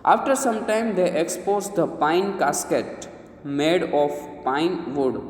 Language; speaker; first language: English; non-native, local second language; Gujarati